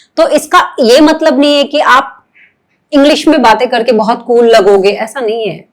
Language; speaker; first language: Hindi; non-native, local second language; Marathi